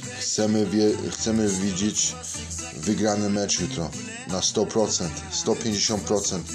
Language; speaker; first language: Polish; non-native, learner; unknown